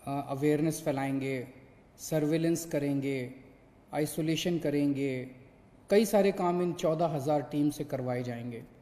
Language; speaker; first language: Hindi; native; Hindi